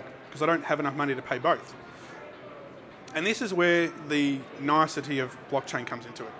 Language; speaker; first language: English; native; English